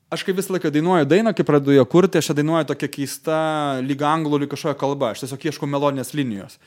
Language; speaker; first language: Lithuanian; native; Lithuanian